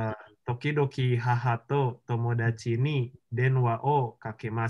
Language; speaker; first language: Japanese; non-native, learner; Indonesian